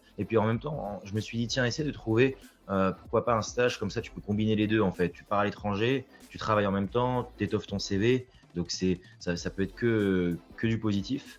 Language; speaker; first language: French; native; French